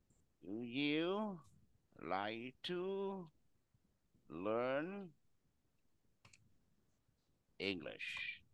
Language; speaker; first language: English; non-native, fluent; Vietnamese